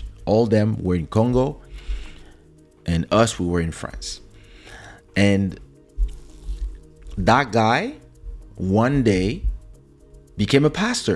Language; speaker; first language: English; non-native, fluent; French